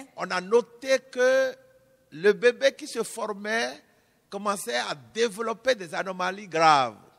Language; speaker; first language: French; non-native, local second language; Fon